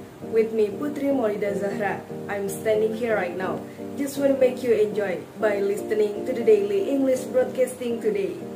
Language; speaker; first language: English; non-native, learner; Indonesian